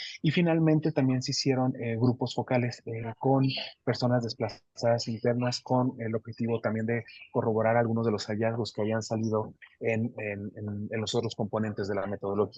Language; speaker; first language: Spanish; native; Spanish